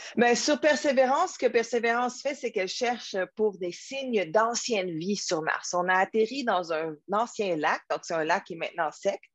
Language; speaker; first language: French; native; French